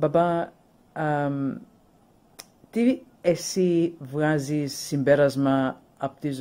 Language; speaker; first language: Greek; early bilingual, heritage; English